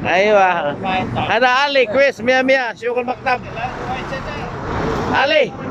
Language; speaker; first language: Arabic; non-native, learner; Filipino